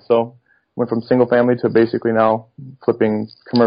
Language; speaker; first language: English; native; English